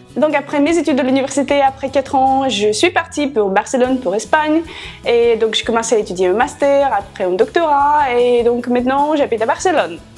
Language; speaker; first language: French; non-native, fluent; Russian